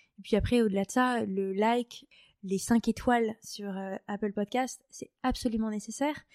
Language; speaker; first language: French; native; French